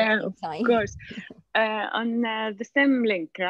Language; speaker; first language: English; non-native, fluent; Arabic